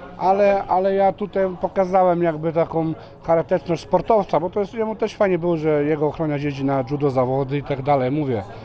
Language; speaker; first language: Polish; non-native, fluent; Serbian